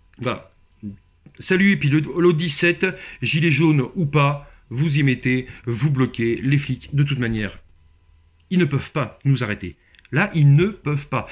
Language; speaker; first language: French; native; French